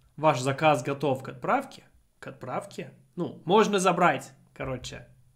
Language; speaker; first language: Russian; non-native, fluent; English